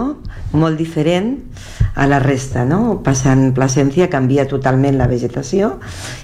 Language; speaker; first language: Catalan; native; Catalan